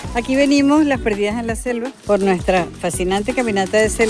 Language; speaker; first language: Spanish; native; Spanish